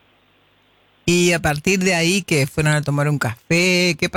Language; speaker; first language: Spanish; native; Spanish